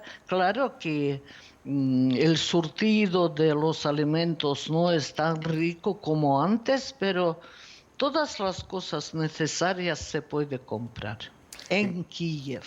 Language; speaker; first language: Spanish; non-native, fluent; Ukrainian